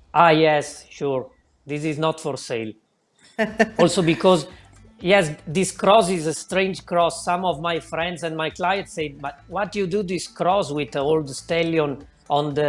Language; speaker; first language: English; non-native, learner; Italian